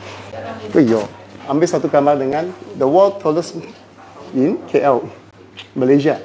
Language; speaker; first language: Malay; non-native, local second language; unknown